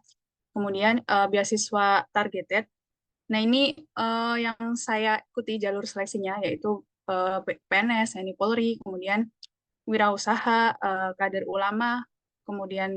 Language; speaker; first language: Indonesian; native; Indonesian